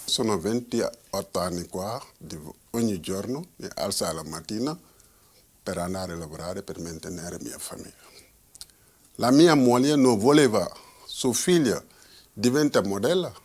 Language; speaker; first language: Italian; non-native, learner; Wolof